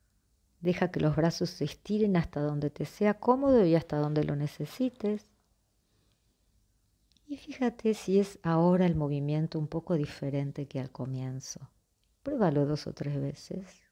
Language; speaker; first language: Spanish; native; Spanish